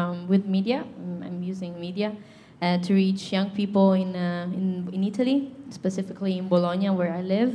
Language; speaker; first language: English; non-native, fluent; Italian